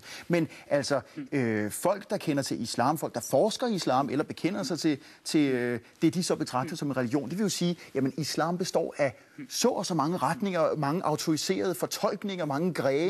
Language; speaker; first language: Danish; native; Danish